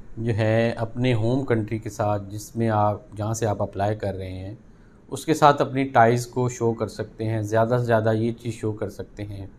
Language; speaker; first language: Urdu; non-native, local second language; Punjabi